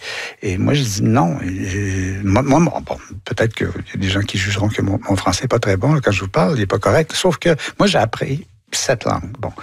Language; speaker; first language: French; native; French